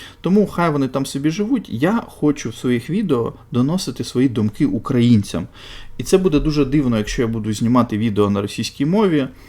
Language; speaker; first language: Ukrainian; non-native, local second language; Russian